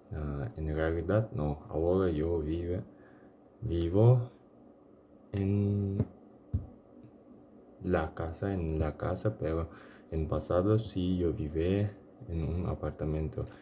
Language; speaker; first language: Spanish; non-native, learner; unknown